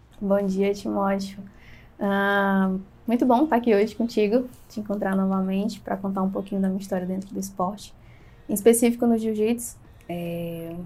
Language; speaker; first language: Portuguese; native; Portuguese